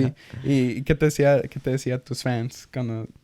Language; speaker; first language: Spanish; early bilingual, heritage; Spanish